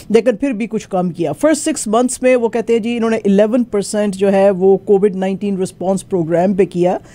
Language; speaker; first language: Urdu; native; Urdu